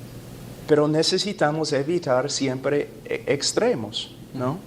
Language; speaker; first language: Spanish; non-native, fluent; English